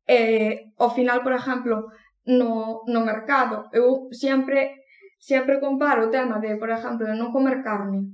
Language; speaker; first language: Galician; non-native, local second language; Spanish